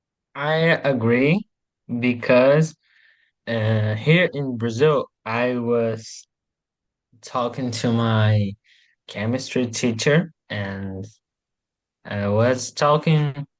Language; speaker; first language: English; non-native, learner; Portuguese